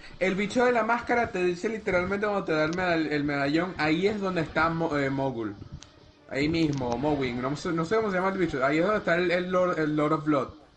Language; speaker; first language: Spanish; native; Spanish